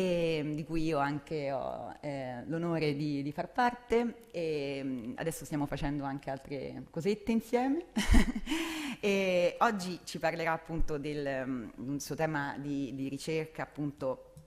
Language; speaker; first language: Italian; native; Italian